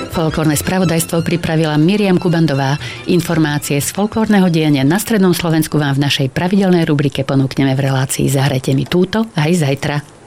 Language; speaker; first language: Slovak; native; Slovak